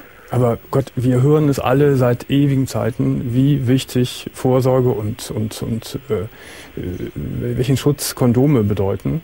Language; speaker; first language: German; native; German